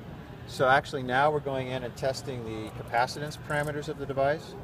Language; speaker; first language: English; native; English